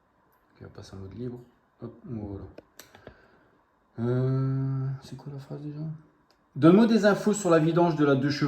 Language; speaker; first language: French; native; French